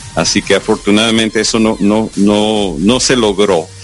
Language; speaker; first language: Spanish; non-native, fluent; English